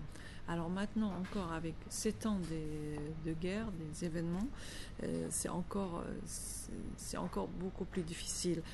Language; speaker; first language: French; non-native, fluent; Arabic